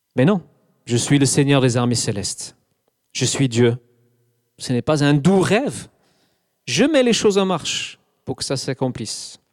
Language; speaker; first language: French; non-native, fluent; English